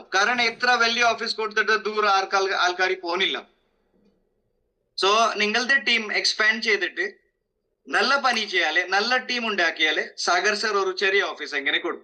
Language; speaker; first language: Malayalam; non-native, fluent; Hindi